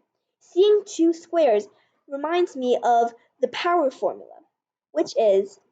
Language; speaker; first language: English; native; English